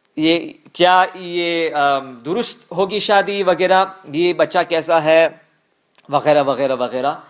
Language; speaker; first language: Urdu; early bilingual, other home language; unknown